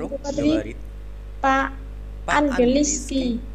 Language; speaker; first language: Russian; non-native, learner; Vietnamese